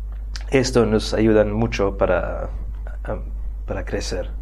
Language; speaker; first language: Spanish; non-native, fluent; French